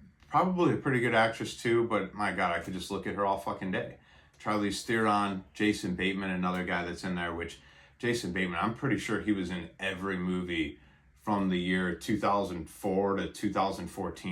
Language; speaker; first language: English; native; English